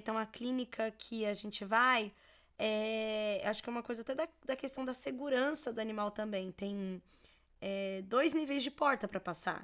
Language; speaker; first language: Portuguese; native; Portuguese